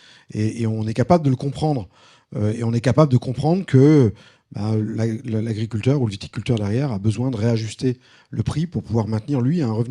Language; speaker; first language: French; native; French